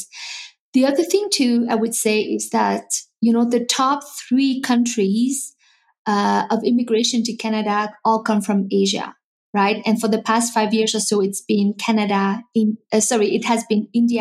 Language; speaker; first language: English; non-native, fluent; French